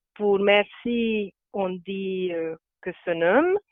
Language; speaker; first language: French; non-native, fluent; Hungarian